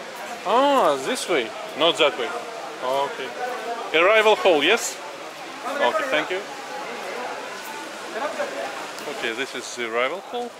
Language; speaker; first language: English; non-native, fluent; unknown